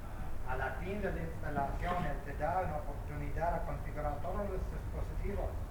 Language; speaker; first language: Spanish; non-native, fluent; English